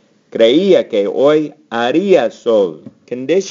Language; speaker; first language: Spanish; non-native, fluent; English